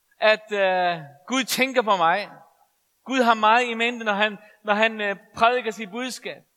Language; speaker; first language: Danish; non-native, local second language; Faroese